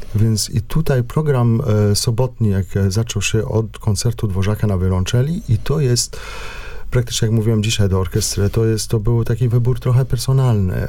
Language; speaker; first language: Polish; non-native, fluent; Arabic